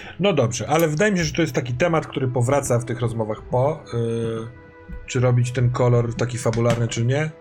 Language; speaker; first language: Polish; native; Polish